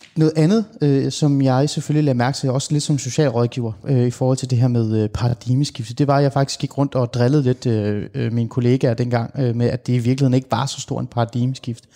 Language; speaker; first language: Danish; early bilingual, other home language; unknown